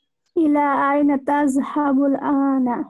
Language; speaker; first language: Arabic; non-native, learner; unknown